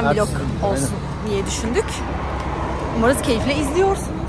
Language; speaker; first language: Turkish; native; Turkish